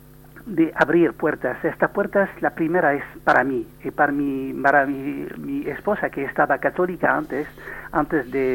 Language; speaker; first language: Spanish; non-native, learner; French